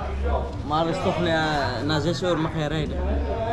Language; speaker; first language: Dutch; non-native, learner; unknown